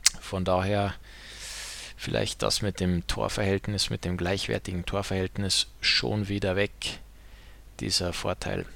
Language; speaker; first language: German; native; German